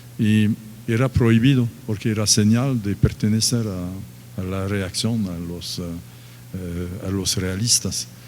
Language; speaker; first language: Spanish; non-native, fluent; French